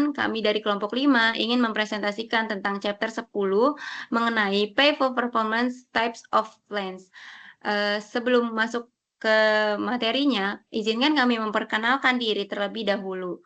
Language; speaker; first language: Indonesian; native; Indonesian